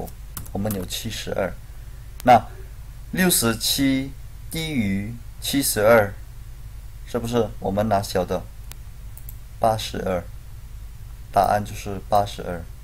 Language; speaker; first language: Chinese; non-native, fluent; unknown